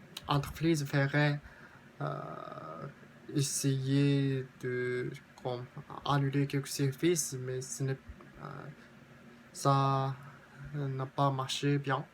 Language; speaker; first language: French; non-native, learner; Japanese